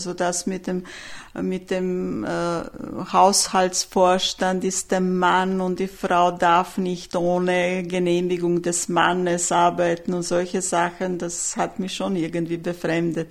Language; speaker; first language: German; non-native, fluent; Serbian